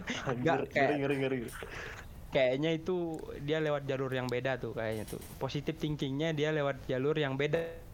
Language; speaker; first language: Indonesian; non-native, local second language; Sundanese